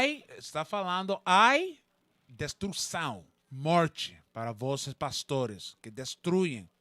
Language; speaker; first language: Portuguese; non-native, learner; Spanish